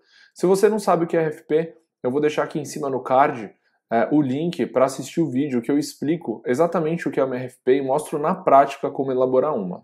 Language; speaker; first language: Portuguese; native; Portuguese